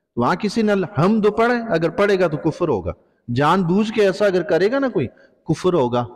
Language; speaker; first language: Urdu; non-native, local second language; Punjabi